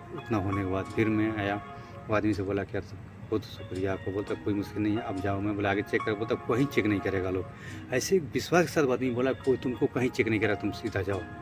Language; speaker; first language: Hindi; native; Hindi